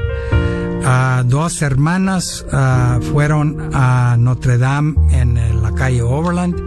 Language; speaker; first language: Spanish; early bilingual, heritage; Spanish